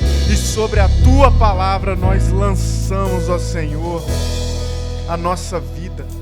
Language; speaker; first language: Portuguese; native; Portuguese